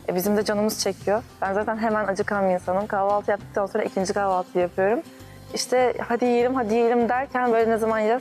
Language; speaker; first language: Turkish; early bilingual, heritage; Turkish